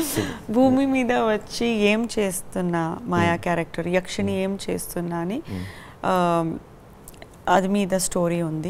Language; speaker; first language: Telugu; non-native, fluent; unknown